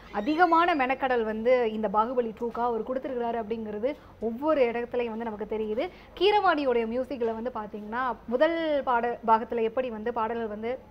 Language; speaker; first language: Tamil; native; Tamil